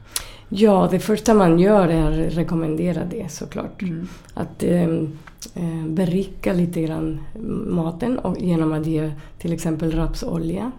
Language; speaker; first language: Swedish; non-native, fluent; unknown